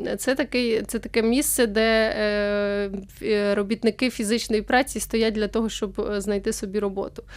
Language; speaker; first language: Ukrainian; native; Ukrainian